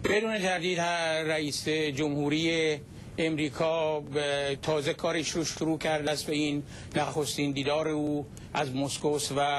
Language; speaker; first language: Persian; native; Persian